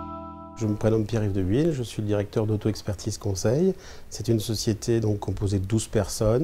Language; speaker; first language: French; native; French